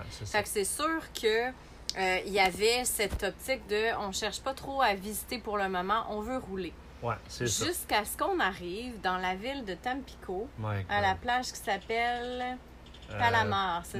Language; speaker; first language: French; native; French